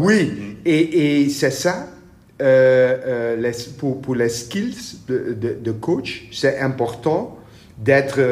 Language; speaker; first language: French; non-native, learner; Dutch